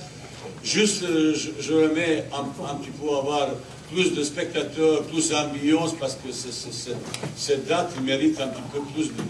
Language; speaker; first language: French; non-native, learner; Bosnian